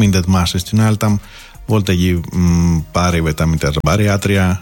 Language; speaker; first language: Hungarian; non-native, fluent; Greek